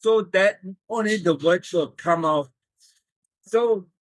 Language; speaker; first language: English; non-native, local second language; Malay